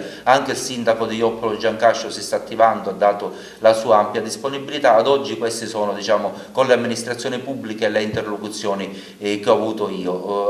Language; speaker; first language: Italian; native; Italian